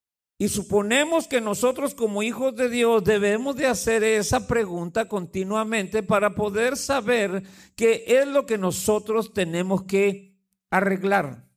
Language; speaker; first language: Spanish; native; Spanish